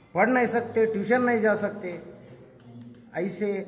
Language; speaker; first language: Hindi; non-native, local second language; Kannada